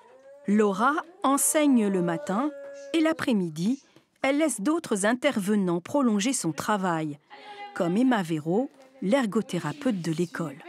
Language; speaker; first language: French; native; French